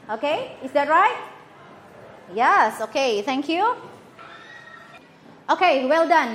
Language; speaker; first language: English; non-native, fluent; Indonesian